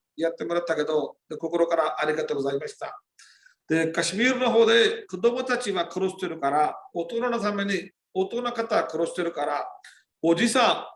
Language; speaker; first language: Japanese; non-native, learner; Urdu